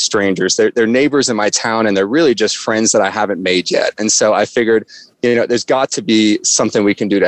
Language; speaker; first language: English; native; English